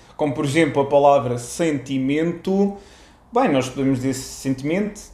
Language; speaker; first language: Portuguese; native; Portuguese